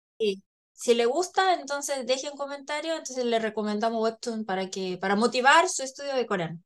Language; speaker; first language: Spanish; non-native, fluent; Korean